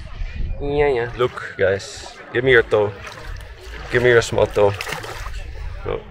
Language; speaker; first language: English; non-native, fluent; Dutch